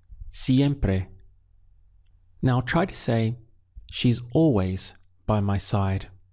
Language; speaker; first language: English; native; English